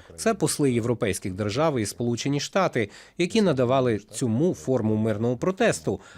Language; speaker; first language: Ukrainian; non-native, local second language; Russian